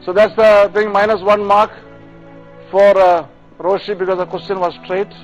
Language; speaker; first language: English; non-native, local second language; Malayalam